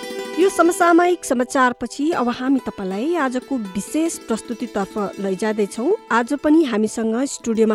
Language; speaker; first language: Nepali; native; Nepali